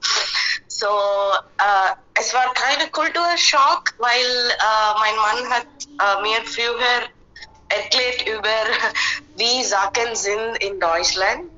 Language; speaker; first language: German; non-native, learner; Hindi